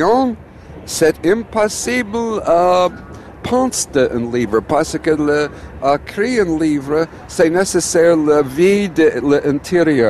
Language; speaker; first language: French; non-native, learner; English